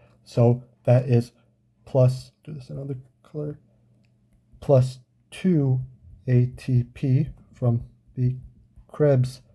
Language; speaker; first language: English; native; English